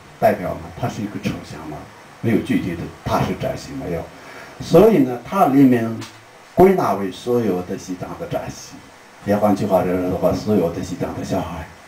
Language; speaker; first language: Chinese; non-native, local second language; Tibetan